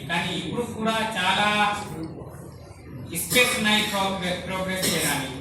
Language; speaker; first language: Telugu; non-native, learner; Hindi